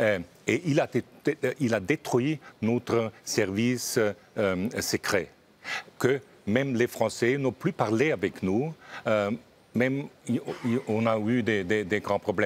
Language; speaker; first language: French; non-native, fluent; German